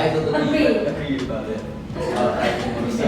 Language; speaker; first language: English; non-native, learner; Indonesian